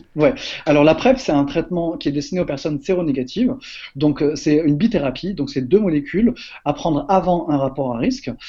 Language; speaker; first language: French; native; French